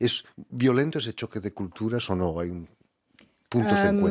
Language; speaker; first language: Spanish; native; Spanish